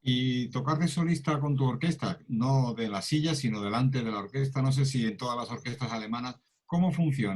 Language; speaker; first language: Spanish; native; Spanish